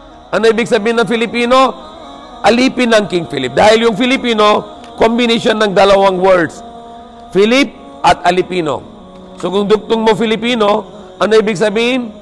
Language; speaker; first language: Filipino; non-native, fluent; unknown